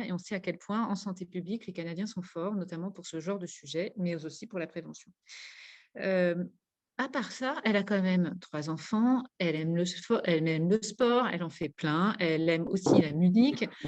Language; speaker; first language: French; native; French